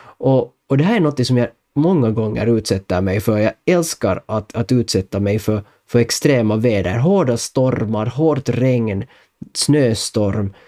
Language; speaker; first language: Swedish; native; Swedish